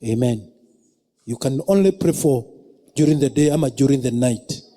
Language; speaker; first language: English; non-native, local second language; Swahili